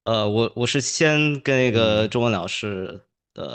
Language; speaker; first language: Chinese; early bilingual, heritage; English